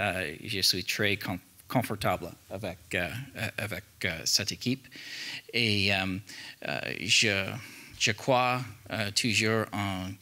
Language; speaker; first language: French; non-native, learner; English